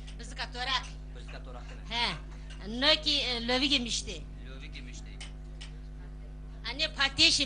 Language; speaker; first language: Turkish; non-native, local second language; Zaza